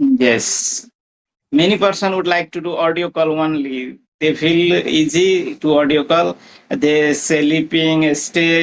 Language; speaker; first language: English; non-native, learner; Maithili